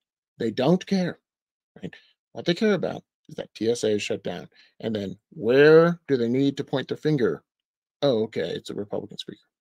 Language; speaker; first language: English; native; English